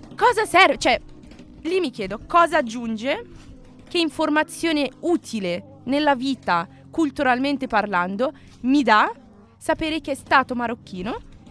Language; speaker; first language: Italian; early bilingual, other home language; Arabic